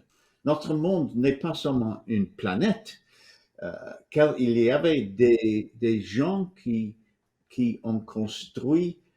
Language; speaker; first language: French; non-native, fluent; English